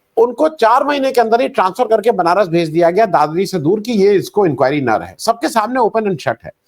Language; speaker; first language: Hindi; native; Hindi